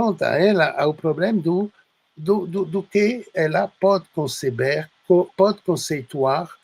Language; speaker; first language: Portuguese; non-native, fluent; French